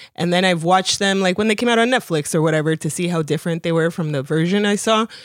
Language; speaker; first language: English; early bilingual, other home language; Spanish